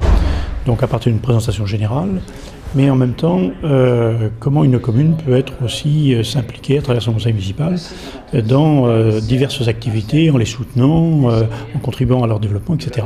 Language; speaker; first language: French; native; French